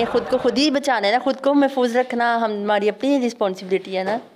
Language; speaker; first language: Urdu; native; Urdu